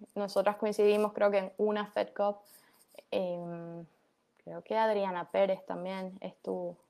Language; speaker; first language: Spanish; native; Spanish